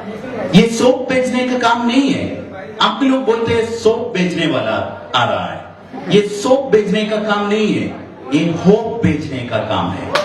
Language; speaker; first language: Hindi; non-native, fluent; Bangla